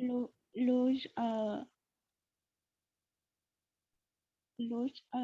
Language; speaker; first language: English; non-native, learner; Spanish